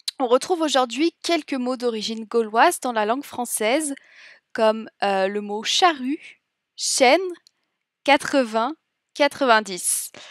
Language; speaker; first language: French; native; French